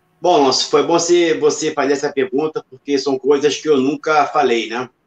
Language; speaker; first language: Portuguese; native; Portuguese